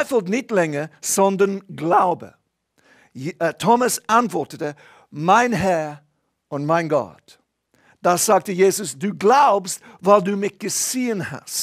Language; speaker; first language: German; non-native, fluent; English